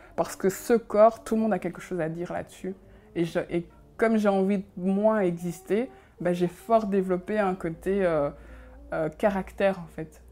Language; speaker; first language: French; early bilingual, other home language; Kinyarwanda